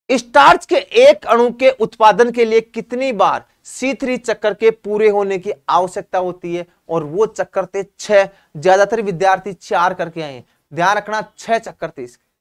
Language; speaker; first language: Hindi; native; Hindi